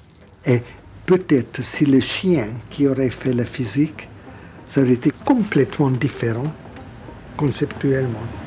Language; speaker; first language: French; non-native, fluent; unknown